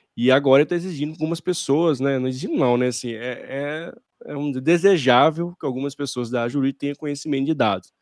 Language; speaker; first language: Portuguese; native; Portuguese